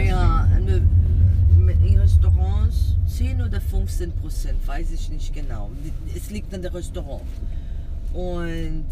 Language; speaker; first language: German; non-native, fluent; Portuguese